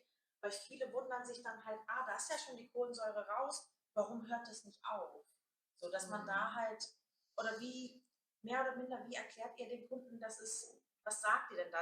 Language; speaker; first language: German; native; German